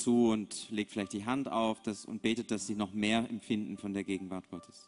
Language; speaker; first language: German; native; German